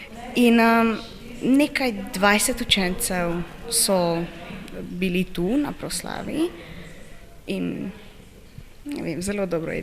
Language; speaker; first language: Slovenian; non-native, learner; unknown